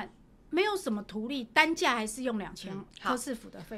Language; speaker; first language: Chinese; native; Chinese